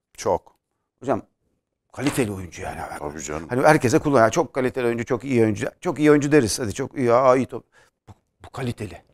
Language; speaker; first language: Turkish; native; Turkish